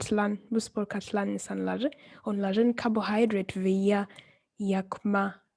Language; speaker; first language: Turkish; non-native, fluent; English